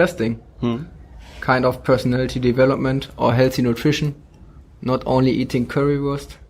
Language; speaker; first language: English; non-native, fluent; German